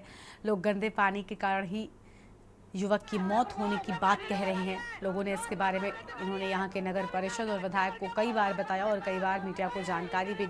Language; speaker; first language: Hindi; native; Hindi